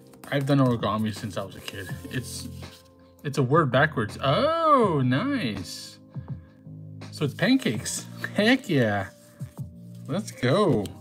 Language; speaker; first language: English; early bilingual, other home language; Spanish